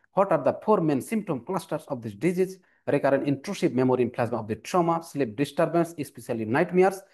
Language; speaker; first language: English; non-native, local second language; Bangla